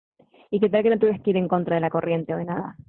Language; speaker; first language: Spanish; native; Spanish